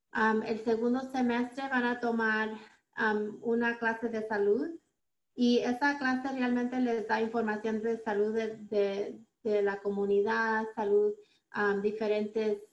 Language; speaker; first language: Spanish; early bilingual, heritage; Spanish